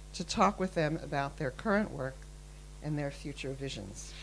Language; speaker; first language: English; native; English